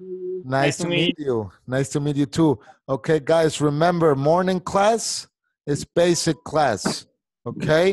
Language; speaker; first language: English; non-native, fluent; Spanish